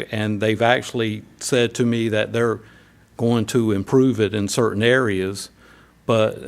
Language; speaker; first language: English; native; English